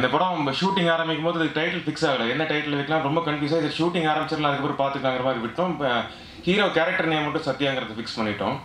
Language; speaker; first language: Tamil; native; Tamil